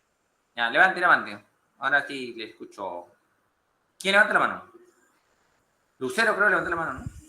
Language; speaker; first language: Spanish; native; Spanish